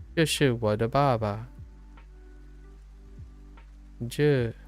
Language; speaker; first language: Chinese; non-native, learner; English